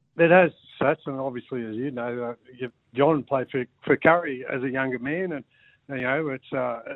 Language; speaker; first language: English; native; English